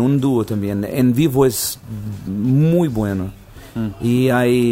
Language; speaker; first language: Spanish; non-native, fluent; Portuguese